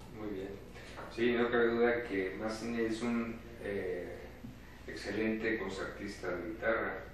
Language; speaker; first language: Spanish; native; Spanish